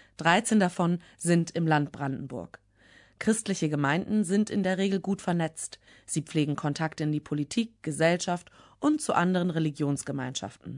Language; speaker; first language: German; native; German